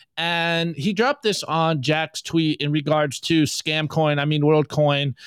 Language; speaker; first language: English; native; English